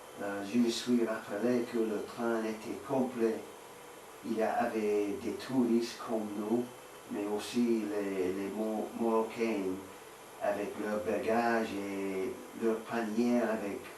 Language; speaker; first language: French; non-native, learner; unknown